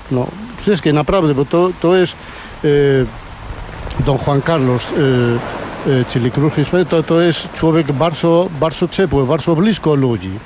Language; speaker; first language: Polish; non-native, learner; Spanish